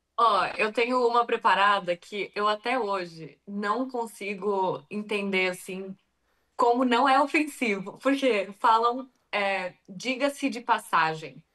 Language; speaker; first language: Portuguese; early bilingual, other home language; English